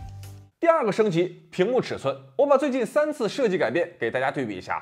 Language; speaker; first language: Chinese; native; Chinese